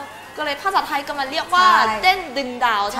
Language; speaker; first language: Thai; non-native, fluent; Korean